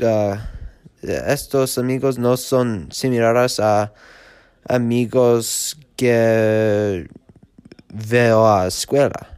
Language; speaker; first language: Spanish; non-native, learner; English